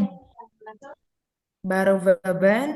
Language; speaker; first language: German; non-native, learner; Indonesian